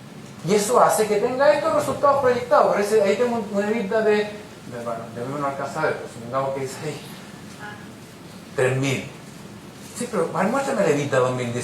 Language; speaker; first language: Spanish; native; Spanish